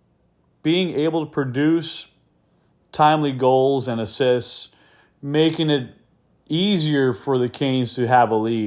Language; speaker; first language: English; native; English